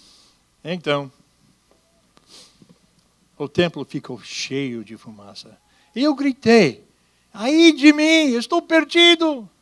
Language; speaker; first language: Portuguese; non-native, fluent; English